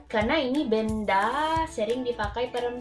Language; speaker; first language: Indonesian; non-native, local second language; Minangkabau